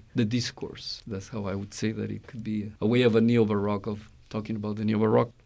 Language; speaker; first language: English; non-native, fluent; Spanish